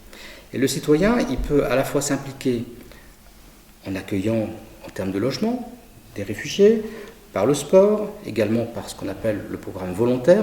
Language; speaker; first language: French; native; French